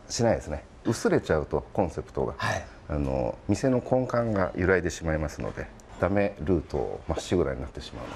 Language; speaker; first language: Japanese; native; Japanese